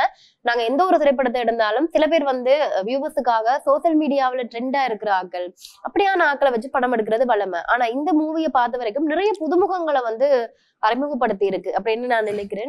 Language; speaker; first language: Tamil; native; Tamil